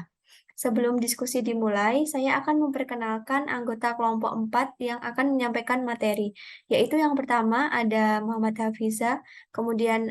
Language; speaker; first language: Indonesian; native; Indonesian